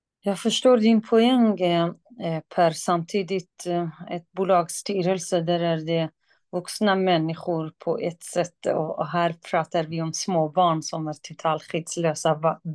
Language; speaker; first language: Swedish; non-native, fluent; Kurdish